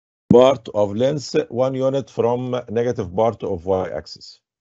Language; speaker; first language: English; non-native, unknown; Arabic